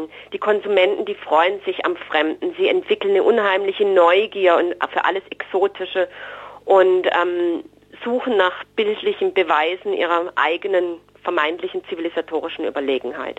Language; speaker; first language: German; native; German